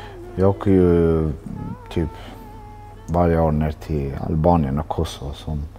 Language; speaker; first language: Swedish; early bilingual, other home language; Albanian